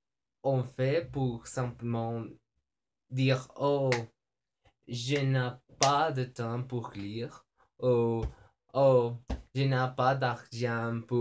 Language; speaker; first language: French; non-native, learner; Spanish